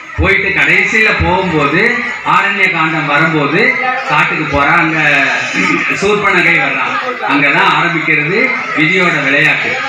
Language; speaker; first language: Tamil; non-native, local second language; Telugu